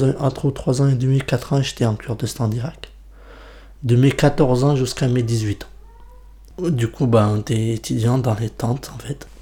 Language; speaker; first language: French; non-native, fluent; Kurdish